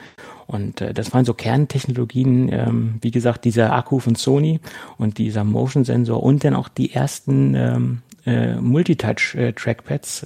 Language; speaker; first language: German; native; German